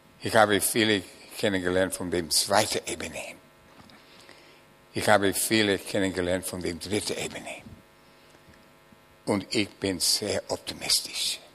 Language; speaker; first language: German; non-native, fluent; English